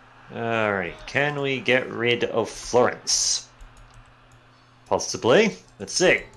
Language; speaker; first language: English; native; English